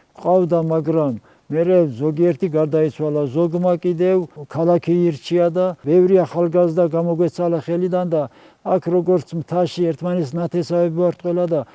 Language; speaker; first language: Georgian; non-native, local second language; Svan